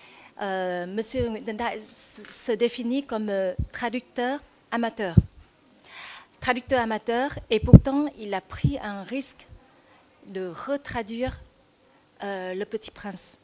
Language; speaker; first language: French; non-native, fluent; Vietnamese